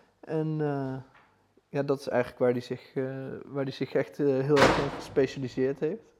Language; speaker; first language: Dutch; native; Dutch